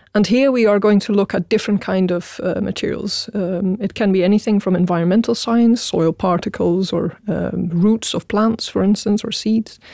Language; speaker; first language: English; non-native, fluent; Dutch